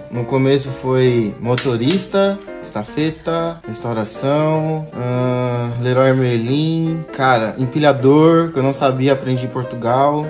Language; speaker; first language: Portuguese; native; Portuguese